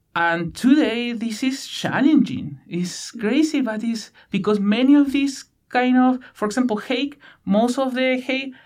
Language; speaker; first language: English; non-native, learner; Spanish